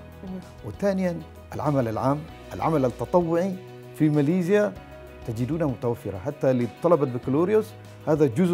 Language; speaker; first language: Arabic; non-native, fluent; Malay